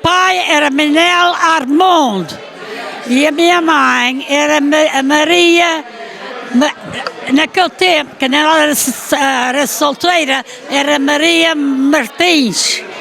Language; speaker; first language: Portuguese; early bilingual, heritage; Portuguese